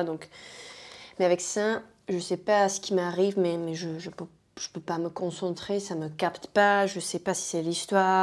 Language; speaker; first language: French; non-native, fluent; Spanish